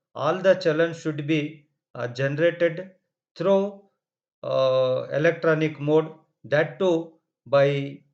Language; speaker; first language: English; non-native, local second language; Kannada